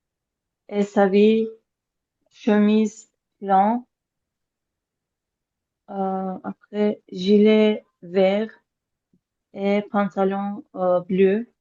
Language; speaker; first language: French; non-native, learner; Azerbaijani